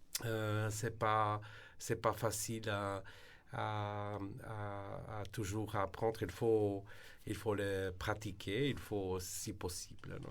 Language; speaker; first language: French; non-native, fluent; Slovenian